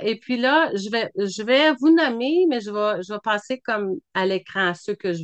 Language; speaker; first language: French; native; French